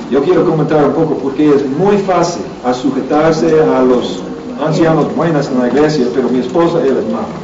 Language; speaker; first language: Spanish; non-native, learner; English